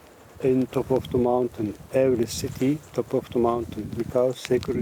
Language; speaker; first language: English; non-native, learner; Turkish